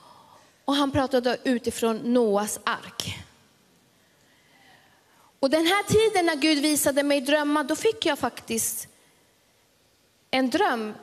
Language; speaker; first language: Swedish; early bilingual, other home language; Spanish